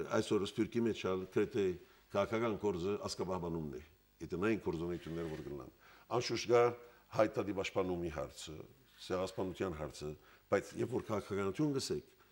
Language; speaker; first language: Armenian; early bilingual, heritage; Armenian